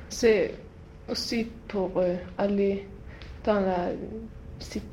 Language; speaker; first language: French; non-native, learner; Swedish